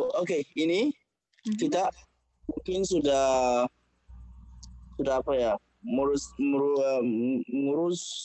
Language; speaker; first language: Indonesian; non-native, fluent; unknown